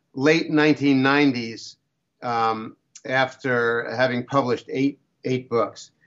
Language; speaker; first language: English; native; English